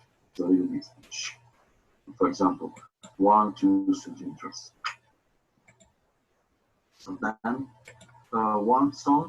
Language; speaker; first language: English; non-native, fluent; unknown